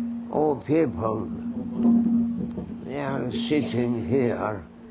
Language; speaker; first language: English; non-native, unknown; Turkish